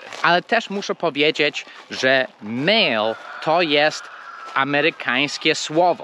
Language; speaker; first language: Polish; non-native, fluent; English